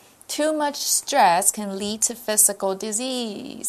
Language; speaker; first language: English; non-native, fluent; Chinese